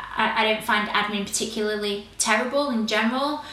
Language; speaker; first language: English; native; English